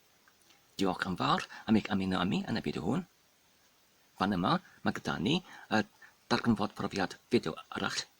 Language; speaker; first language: Welsh; non-native, fluent; English